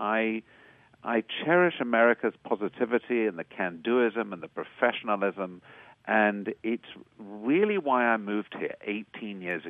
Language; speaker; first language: English; native; English